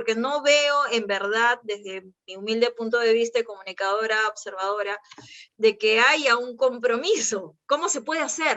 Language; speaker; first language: Spanish; native; Spanish